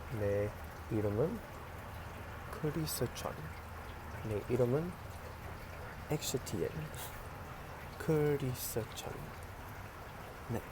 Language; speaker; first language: Korean; non-native, learner; English